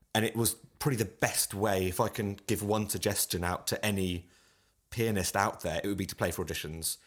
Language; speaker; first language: English; native; English